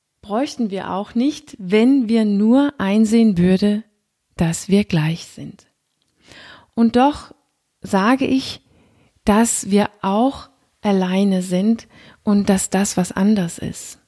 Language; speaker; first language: German; non-native, fluent; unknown